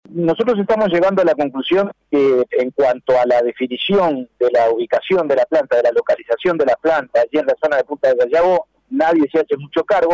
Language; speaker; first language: Spanish; native; Spanish